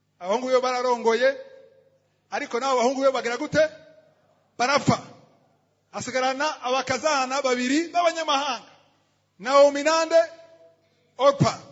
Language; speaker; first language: Rundi; native; Rundi